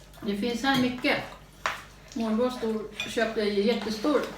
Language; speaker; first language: Swedish; non-native, learner; Thai